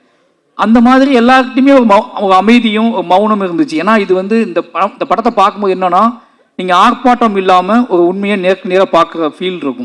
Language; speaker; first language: Tamil; native; Tamil